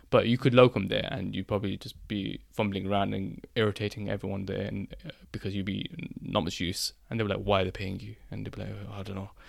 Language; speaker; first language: English; native; English